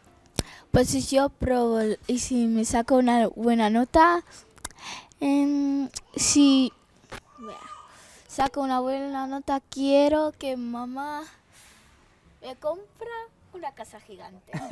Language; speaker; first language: Spanish; early bilingual, other home language; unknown